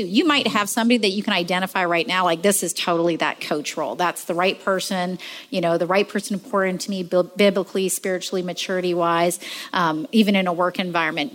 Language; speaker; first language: English; native; English